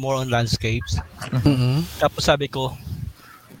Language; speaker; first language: English; non-native, local second language; Cebuano